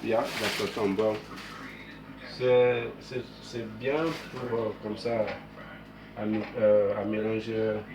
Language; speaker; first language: French; non-native, fluent; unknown